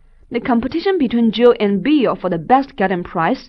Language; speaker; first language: English; non-native, fluent; Chinese